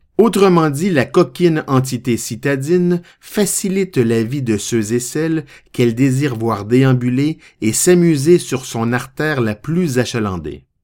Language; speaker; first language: French; native; French